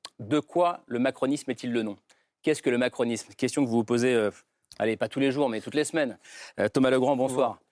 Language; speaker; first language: French; native; French